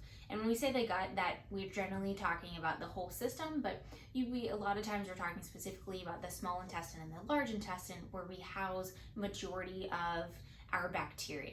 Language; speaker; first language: English; native; English